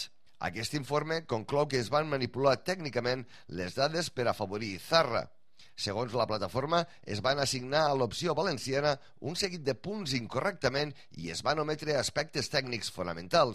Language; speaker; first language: Catalan; native; Catalan